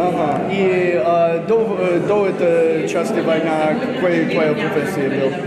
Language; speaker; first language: Russian; non-native, learner; English